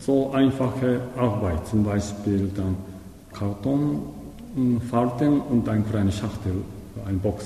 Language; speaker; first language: German; non-native, learner; Japanese